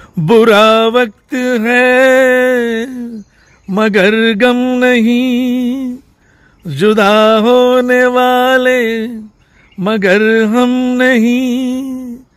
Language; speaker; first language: Hindi; non-native, local second language; Sindhi